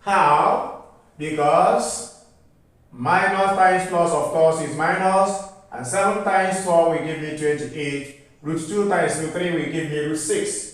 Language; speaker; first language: English; non-native, local second language; Igbo